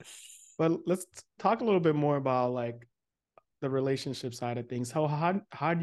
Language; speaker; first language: English; early bilingual, other home language; Yoruba